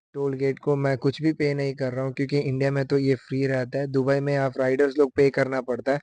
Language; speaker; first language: Hindi; non-native, local second language; Kannada